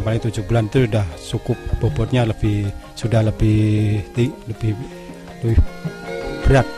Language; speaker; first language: Indonesian; non-native, local second language; Javanese